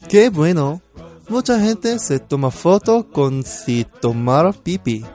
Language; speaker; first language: Spanish; non-native, learner; Korean